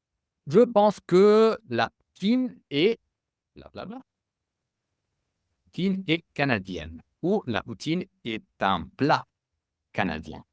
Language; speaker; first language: French; non-native, fluent; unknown